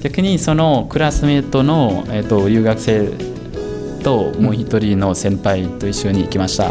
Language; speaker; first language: Japanese; non-native, fluent; Lao